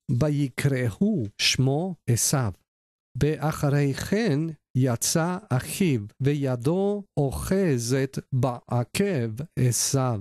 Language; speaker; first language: Hebrew; non-native, learner; Spanish